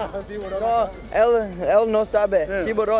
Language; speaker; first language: Spanish; non-native, learner; English